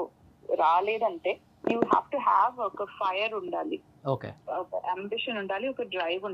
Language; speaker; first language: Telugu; non-native, fluent; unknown